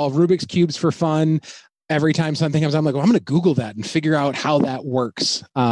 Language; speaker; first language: English; native; English